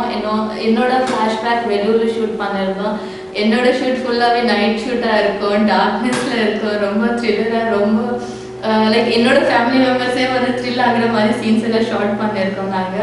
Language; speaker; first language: Tamil; non-native, local second language; Telugu